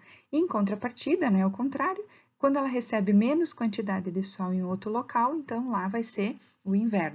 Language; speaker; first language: Portuguese; native; Portuguese